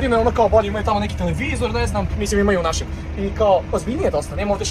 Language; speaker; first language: Croatian; native; Croatian